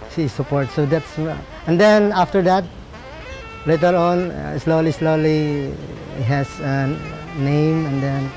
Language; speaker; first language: English; non-native, local second language; Waray